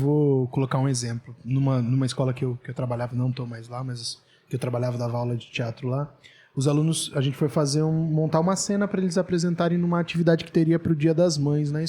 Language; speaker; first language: Portuguese; native; Portuguese